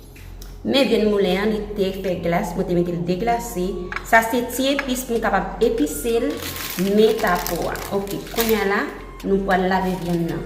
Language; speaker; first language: French; early bilingual, heritage; Haitian Creole